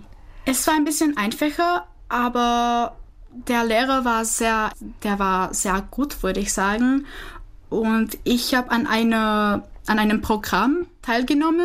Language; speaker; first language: German; non-native, fluent; Czech